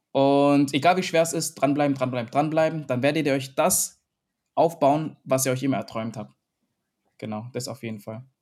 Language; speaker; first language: German; early bilingual, other home language; Vietnamese